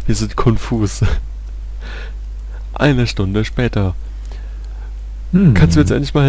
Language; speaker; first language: German; native; German